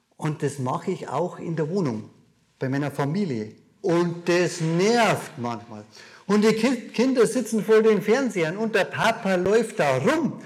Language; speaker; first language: German; native; German